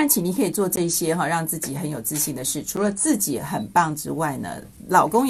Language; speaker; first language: Chinese; native; Chinese